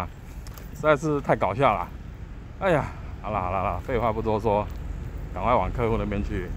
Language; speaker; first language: Chinese; native; Chinese